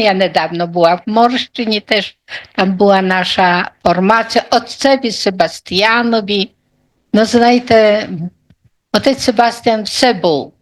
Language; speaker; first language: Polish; non-native, local second language; Ukrainian